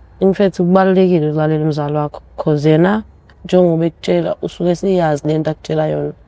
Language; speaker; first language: Zulu; early bilingual, other home language; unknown